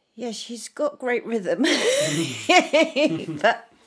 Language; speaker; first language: English; native; English